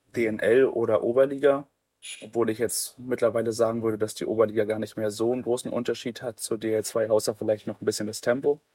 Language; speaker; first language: German; native; German